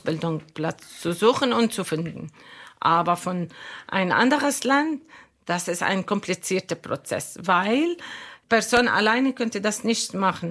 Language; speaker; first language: German; non-native, fluent; Arabic